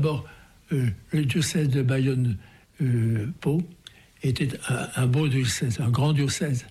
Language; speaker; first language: French; native; French